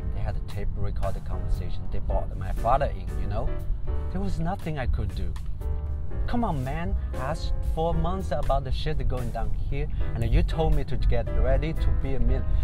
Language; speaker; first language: English; non-native, fluent; Chinese